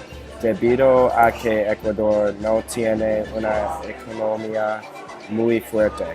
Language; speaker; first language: Spanish; non-native, learner; English